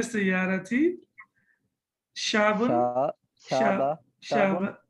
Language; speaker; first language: Arabic; non-native, fluent; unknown